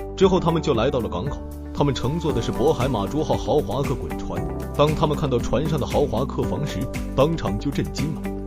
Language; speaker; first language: Chinese; native; Chinese